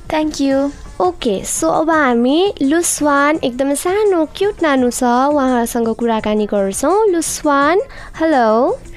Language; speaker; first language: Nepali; native; Nepali